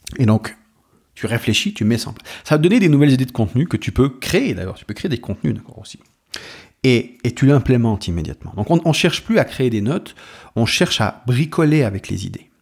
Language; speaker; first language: French; native; French